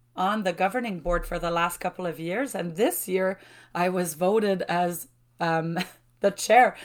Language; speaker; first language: English; non-native, fluent; French